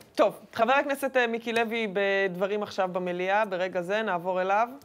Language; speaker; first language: Hebrew; native; Hebrew